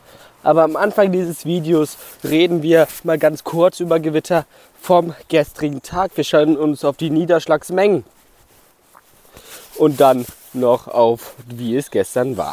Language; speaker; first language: German; native; German